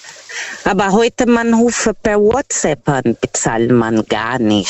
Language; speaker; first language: German; non-native, fluent; Portuguese